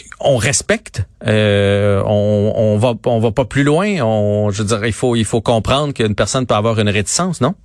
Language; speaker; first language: French; native; French